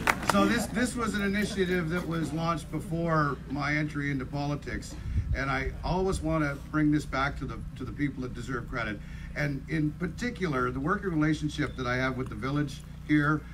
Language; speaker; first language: English; native; English